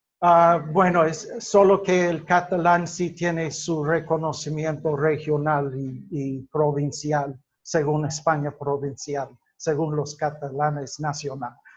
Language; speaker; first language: Spanish; non-native, fluent; English